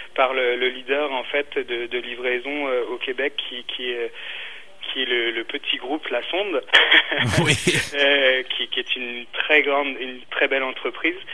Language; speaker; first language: French; native; French